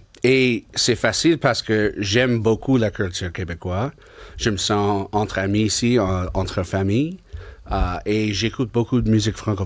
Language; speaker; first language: French; non-native, local second language; English